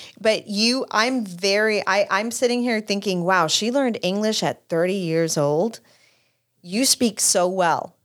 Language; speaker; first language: English; native; English